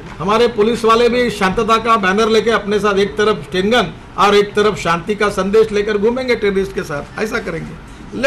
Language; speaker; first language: Hindi; non-native, local second language; Marathi